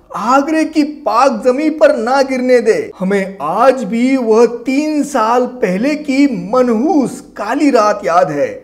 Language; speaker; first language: Hindi; non-native, local second language; Marathi